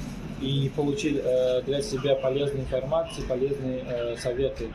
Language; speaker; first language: Russian; non-native, fluent; Turkmen